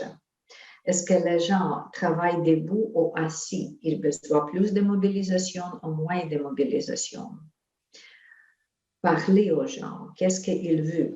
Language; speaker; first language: French; non-native, fluent; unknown